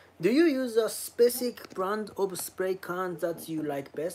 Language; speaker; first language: English; non-native, fluent; Japanese